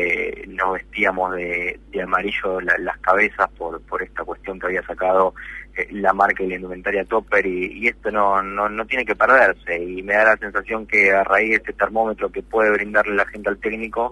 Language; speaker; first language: Spanish; native; Spanish